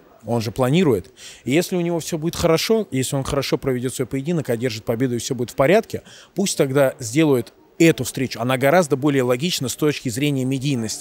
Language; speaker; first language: Russian; native; Russian